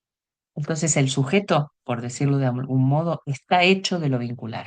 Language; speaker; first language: Spanish; native; Spanish